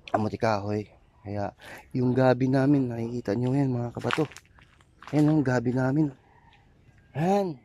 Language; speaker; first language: Filipino; non-native, local second language; Hiligaynon